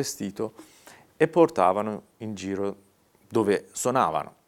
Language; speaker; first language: Italian; non-native, fluent; Persian